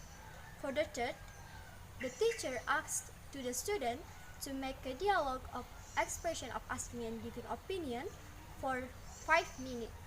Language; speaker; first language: English; non-native, learner; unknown